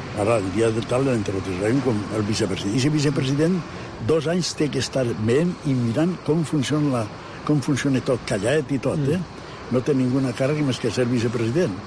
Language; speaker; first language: Catalan; native; Catalan